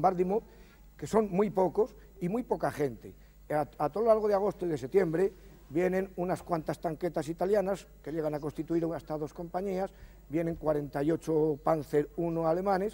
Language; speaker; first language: Spanish; native; Spanish